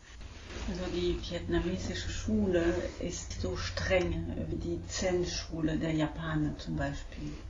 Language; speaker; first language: German; non-native, fluent; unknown